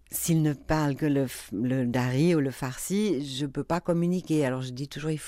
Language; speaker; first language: French; non-native, fluent; German